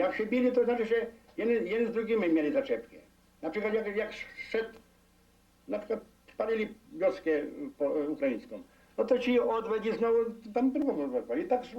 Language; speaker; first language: Polish; non-native, local second language; Rusyn